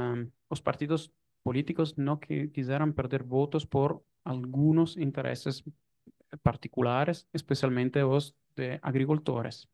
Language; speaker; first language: Portuguese; non-native, fluent; Italian